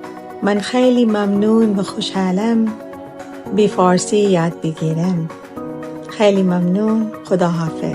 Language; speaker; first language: Persian; non-native, learner; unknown